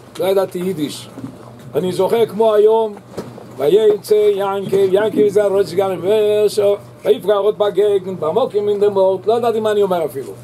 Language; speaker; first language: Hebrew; early bilingual, other home language; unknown